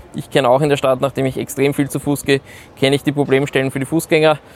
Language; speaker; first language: German; native; German